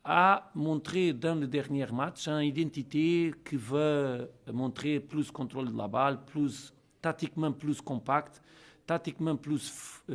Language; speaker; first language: French; non-native, learner; Portuguese